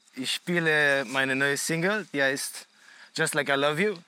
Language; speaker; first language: German; non-native, local second language; French